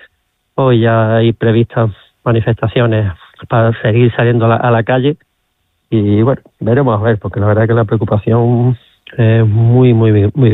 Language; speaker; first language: Spanish; native; Spanish